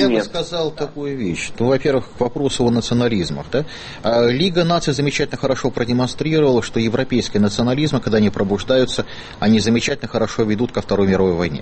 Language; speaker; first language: Russian; native; Russian